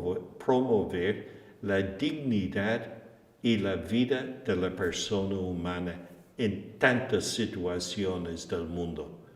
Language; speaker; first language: Spanish; non-native, fluent; English